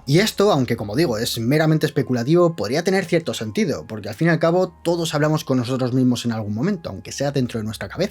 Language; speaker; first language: Spanish; native; Spanish